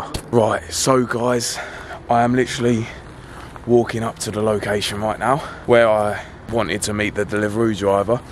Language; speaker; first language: English; native; English